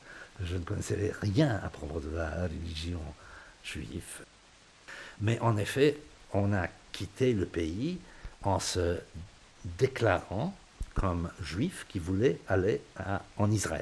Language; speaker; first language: French; non-native, fluent; Polish